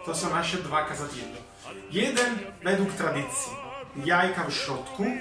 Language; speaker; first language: Polish; non-native, learner; Italian